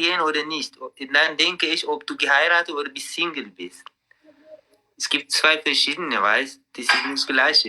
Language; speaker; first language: German; non-native, learner; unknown